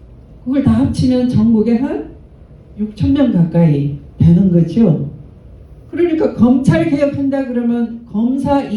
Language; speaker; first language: Korean; native; Korean